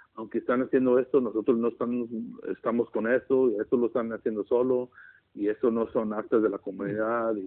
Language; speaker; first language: Spanish; early bilingual, heritage; Spanish